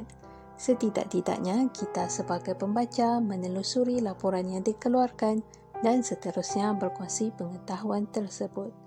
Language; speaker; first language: Malay; native; Malay